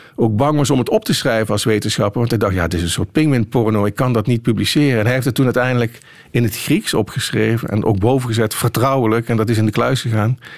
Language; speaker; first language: Dutch; native; Dutch